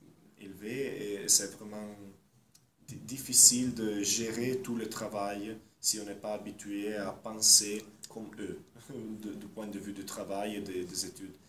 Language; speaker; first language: French; non-native, fluent; Italian